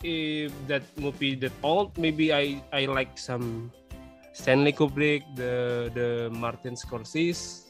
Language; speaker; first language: English; non-native, learner; Indonesian